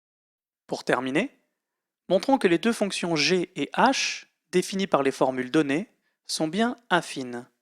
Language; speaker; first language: French; native; French